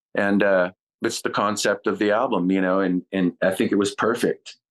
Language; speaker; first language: English; native; English